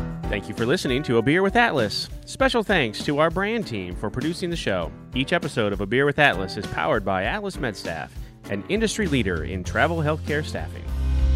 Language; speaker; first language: English; native; English